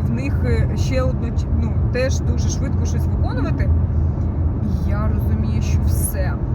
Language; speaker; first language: Ukrainian; non-native, local second language; Russian